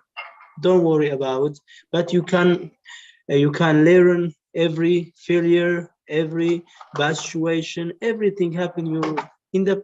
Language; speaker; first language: English; non-native, learner; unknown